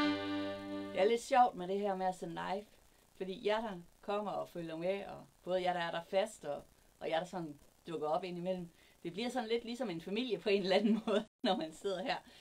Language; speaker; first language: Danish; native; Danish